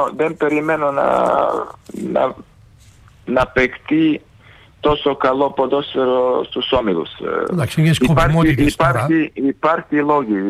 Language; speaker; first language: Greek; non-native, fluent; Serbian